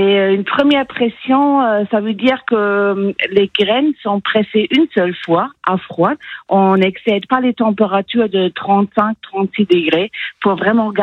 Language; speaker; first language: French; non-native, fluent; German